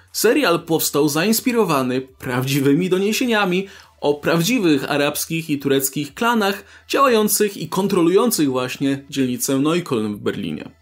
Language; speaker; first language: Polish; native; Polish